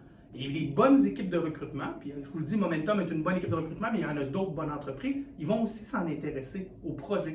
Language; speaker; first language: French; native; French